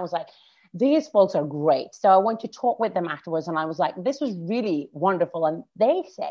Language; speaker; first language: English; non-native, fluent; Finnish